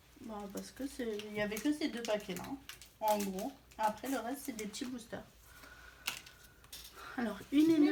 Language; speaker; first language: French; native; French